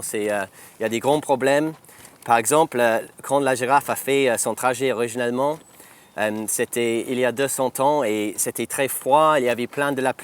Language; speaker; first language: French; non-native, fluent; English